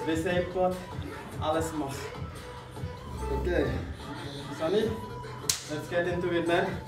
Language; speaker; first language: English; non-native, fluent; Dutch